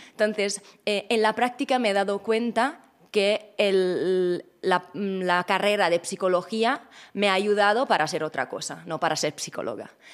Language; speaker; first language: Spanish; non-native, fluent; Italian